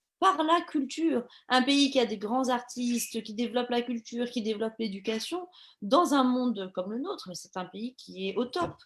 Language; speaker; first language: French; native; French